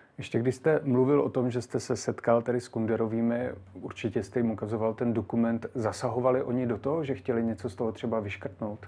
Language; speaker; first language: Czech; native; Czech